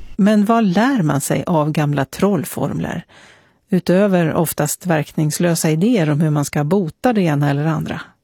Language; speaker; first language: Swedish; native; Swedish